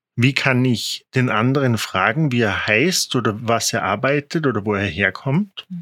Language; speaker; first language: German; native; German